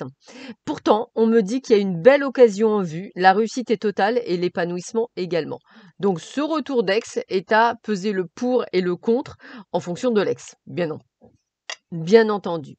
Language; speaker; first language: French; native; French